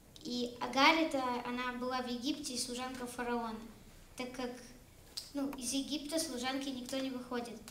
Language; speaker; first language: Russian; early bilingual, heritage; Russian